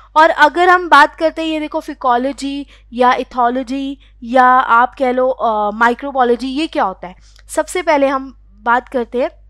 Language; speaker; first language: Hindi; native; Hindi